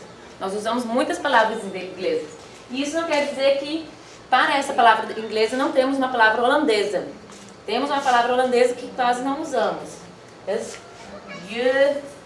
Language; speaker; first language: Portuguese; non-native, fluent; Dutch